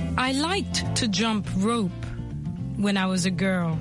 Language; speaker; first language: English; non-native, fluent; French